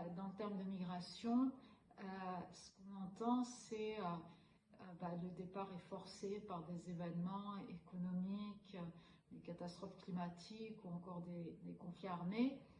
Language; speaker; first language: French; native; French